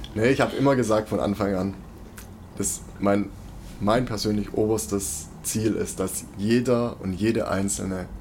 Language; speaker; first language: German; native; German